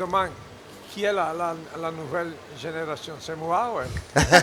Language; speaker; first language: French; non-native, fluent; Italian